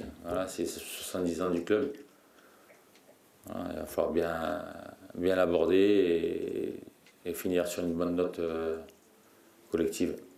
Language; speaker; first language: French; native; French